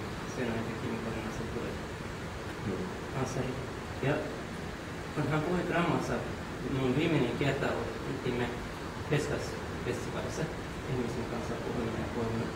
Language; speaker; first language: Finnish; non-native, learner; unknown